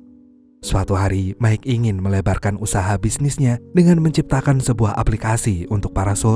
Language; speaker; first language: Indonesian; native; Indonesian